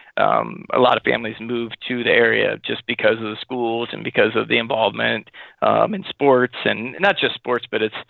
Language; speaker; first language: English; native; English